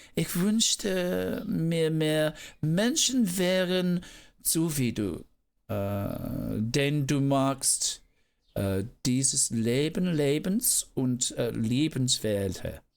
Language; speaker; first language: German; non-native, learner; English